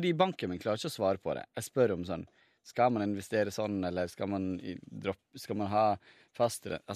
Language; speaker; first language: Norwegian; native; Norwegian